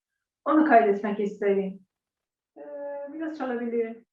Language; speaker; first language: Turkish; non-native, learner; Persian